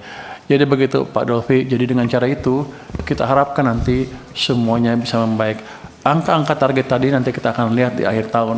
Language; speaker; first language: Indonesian; native; Indonesian